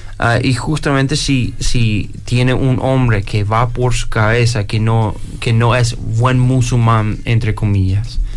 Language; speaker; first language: Spanish; non-native, fluent; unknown